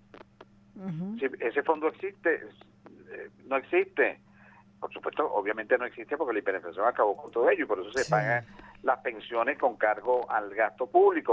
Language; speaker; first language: Spanish; native; Spanish